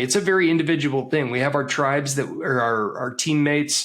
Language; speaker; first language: English; native; English